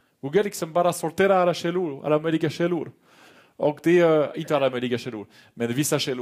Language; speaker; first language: Swedish; non-native, fluent; French